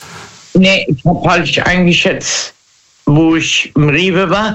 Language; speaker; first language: German; native; German